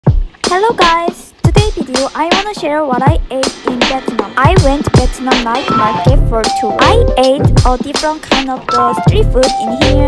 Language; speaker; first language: English; non-native, learner; Japanese